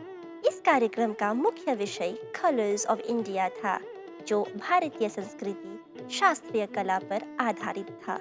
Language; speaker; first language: Hindi; non-native, local second language; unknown